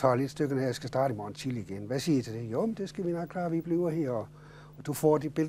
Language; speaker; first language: Danish; native; Danish